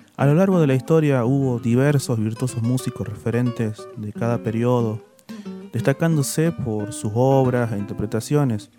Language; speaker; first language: Spanish; native; Spanish